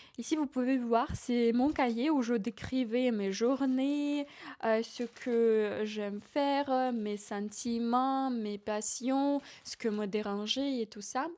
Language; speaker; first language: French; non-native, fluent; Ukrainian